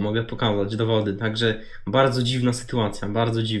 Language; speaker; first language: Polish; native; Polish